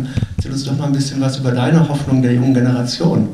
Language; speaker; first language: German; native; German